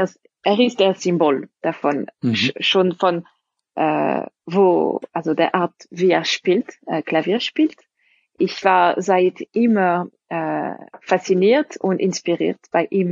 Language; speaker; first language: German; non-native, fluent; French